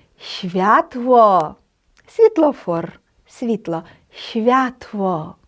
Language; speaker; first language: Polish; non-native, fluent; Ukrainian